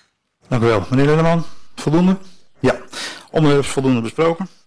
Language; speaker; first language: Dutch; native; Dutch